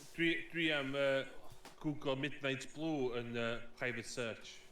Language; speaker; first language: Welsh; native; Welsh